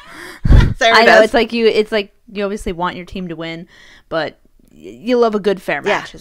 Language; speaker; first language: English; native; English